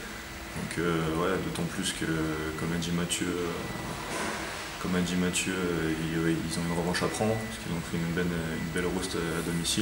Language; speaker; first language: French; native; French